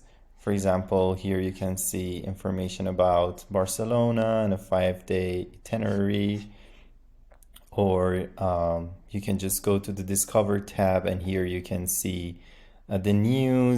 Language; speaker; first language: English; non-native, fluent; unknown